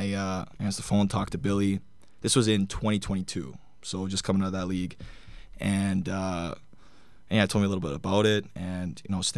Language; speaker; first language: English; native; English